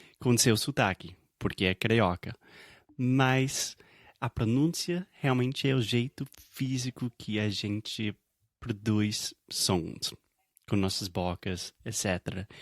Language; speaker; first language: Portuguese; non-native, fluent; English